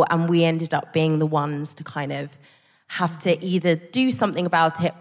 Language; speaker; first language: English; native; English